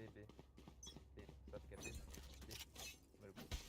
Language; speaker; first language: Portuguese; native; Portuguese